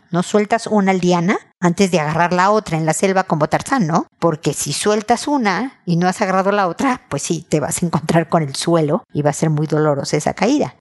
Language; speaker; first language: Spanish; native; Spanish